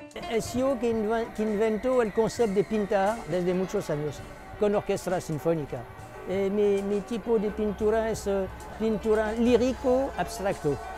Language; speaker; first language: Spanish; non-native, fluent; French